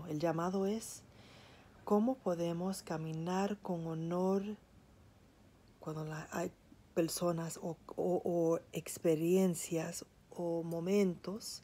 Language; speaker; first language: Spanish; early bilingual, heritage; Spanish